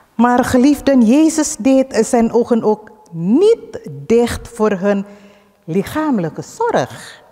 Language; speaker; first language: Dutch; early bilingual, other home language; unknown